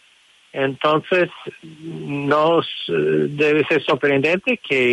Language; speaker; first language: Spanish; non-native, fluent; English